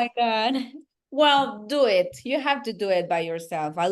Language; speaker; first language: English; non-native, fluent; Spanish